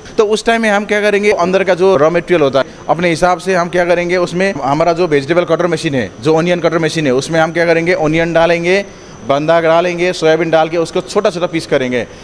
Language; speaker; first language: Hindi; non-native, fluent; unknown